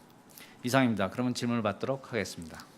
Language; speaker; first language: Korean; native; Korean